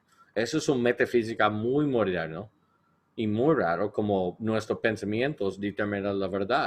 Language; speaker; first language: Spanish; non-native, learner; English